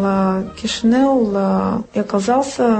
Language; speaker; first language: Romanian; non-native, local second language; Russian